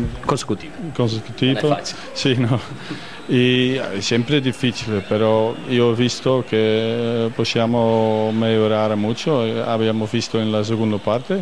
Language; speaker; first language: Italian; non-native, learner; Dutch